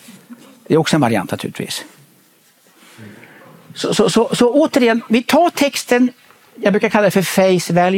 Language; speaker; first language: Swedish; native; Swedish